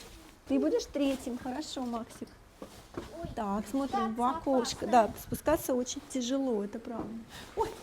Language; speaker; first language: Russian; native; Russian